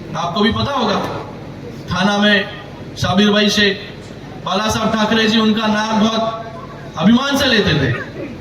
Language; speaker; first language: Hindi; non-native, local second language; Marathi